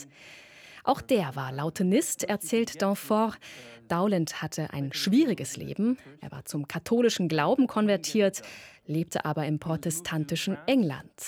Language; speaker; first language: German; native; German